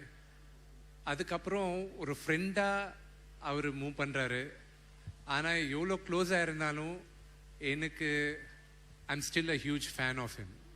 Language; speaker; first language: Tamil; non-native, local second language; Telugu